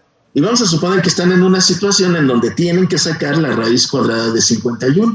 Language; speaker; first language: Spanish; native; Spanish